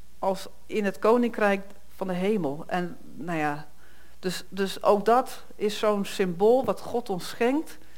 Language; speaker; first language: Dutch; native; Dutch